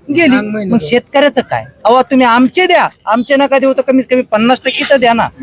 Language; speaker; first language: Marathi; native; Marathi